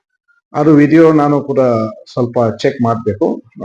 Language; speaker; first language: Kannada; non-native, learner; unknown